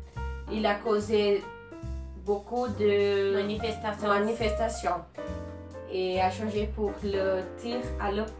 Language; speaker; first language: French; non-native, learner; Portuguese